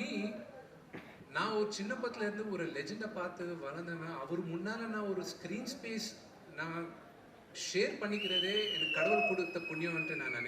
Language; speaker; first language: Tamil; non-native, local second language; Telugu